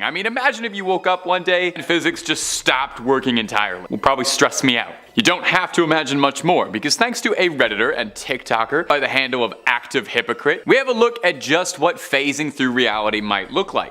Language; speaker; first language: English; native; English